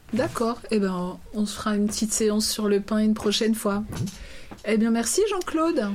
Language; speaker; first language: French; native; French